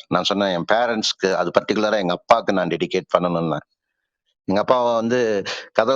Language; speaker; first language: Tamil; native; Tamil